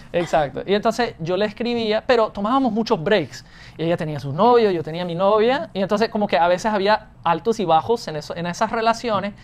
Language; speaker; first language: Spanish; non-native, fluent; English